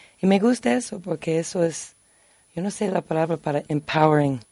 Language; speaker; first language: Spanish; non-native, learner; English